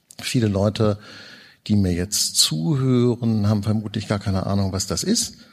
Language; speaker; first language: German; native; German